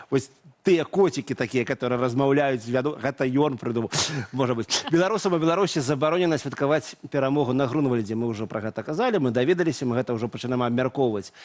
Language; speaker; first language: Belarusian; native; Belarusian